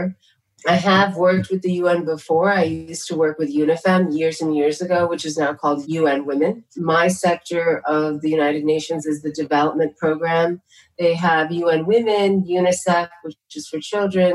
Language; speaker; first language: English; early bilingual, other home language; Tamil